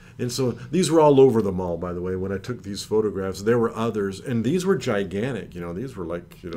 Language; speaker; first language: English; native; English